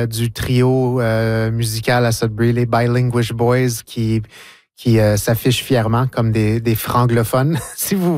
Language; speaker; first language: French; native; French